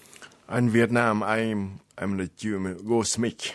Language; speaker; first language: English; non-native, learner; Vietnamese